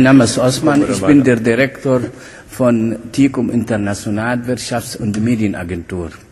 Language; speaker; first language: German; non-native, fluent; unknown